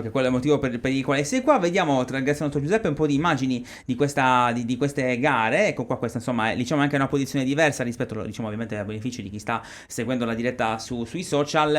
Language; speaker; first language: Italian; native; Italian